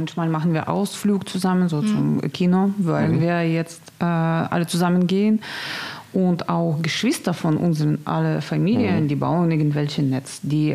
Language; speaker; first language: German; non-native, learner; Russian